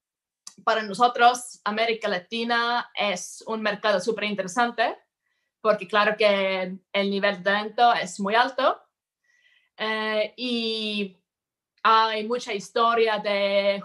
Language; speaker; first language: Spanish; non-native, fluent; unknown